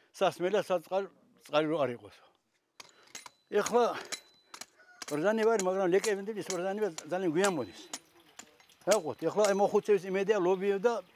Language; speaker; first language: Georgian; non-native, local second language; Avaric